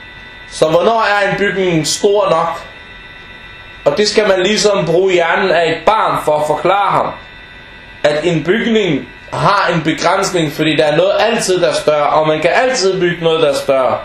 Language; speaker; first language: Danish; non-native, fluent; Arabic